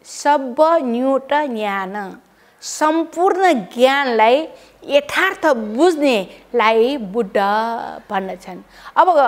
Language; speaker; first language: Nepali; non-native, local second language; Newari